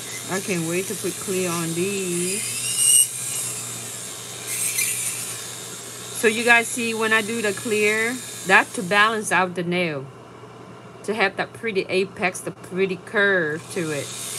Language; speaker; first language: English; non-native, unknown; Vietnamese